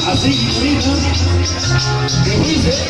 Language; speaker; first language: Spanish; native; Spanish